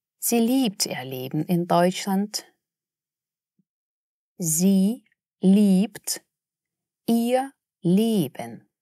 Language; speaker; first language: German; non-native, fluent; Russian